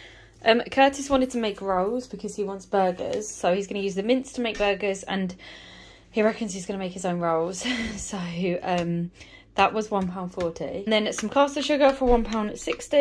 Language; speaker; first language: English; native; English